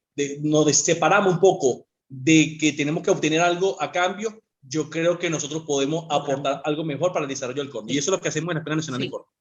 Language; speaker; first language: Spanish; native; Spanish